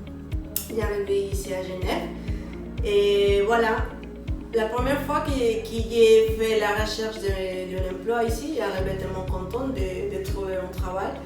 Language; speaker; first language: French; non-native, learner; Spanish